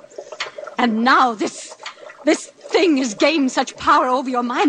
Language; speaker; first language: English; non-native, fluent; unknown